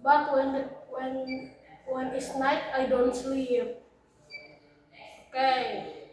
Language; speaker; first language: English; non-native, learner; Indonesian